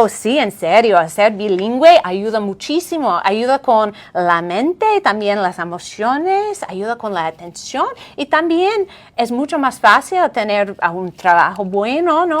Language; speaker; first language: Spanish; non-native, fluent; English